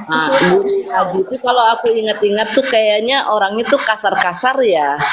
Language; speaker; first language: Indonesian; non-native, local second language; Minangkabau